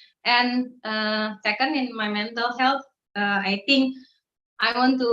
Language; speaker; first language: English; non-native, learner; Indonesian